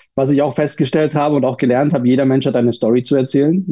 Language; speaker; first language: German; early bilingual, other home language; Turkish